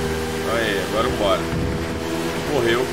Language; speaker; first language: Portuguese; native; Portuguese